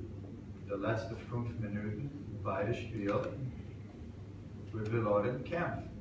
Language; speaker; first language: German; non-native, learner; English